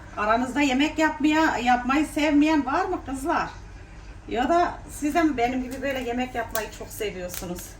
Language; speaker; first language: Turkish; native; Turkish